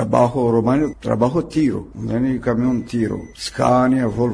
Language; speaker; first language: Spanish; non-native, learner; Romanian